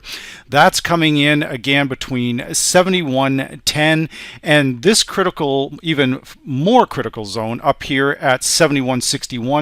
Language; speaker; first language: English; native; English